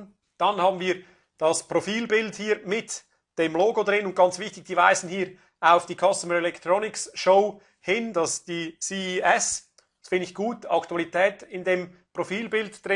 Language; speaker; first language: German; native; German